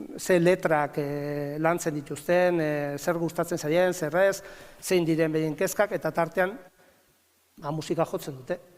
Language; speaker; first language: Basque; native; Basque